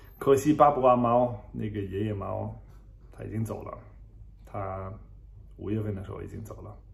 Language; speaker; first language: Chinese; non-native, fluent; German